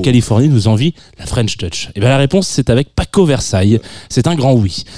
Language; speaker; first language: French; native; French